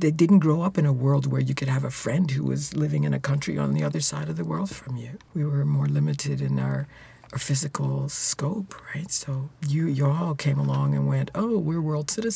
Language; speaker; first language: English; native; English